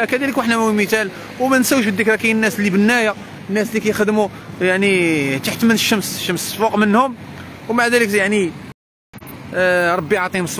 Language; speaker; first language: Arabic; native; Arabic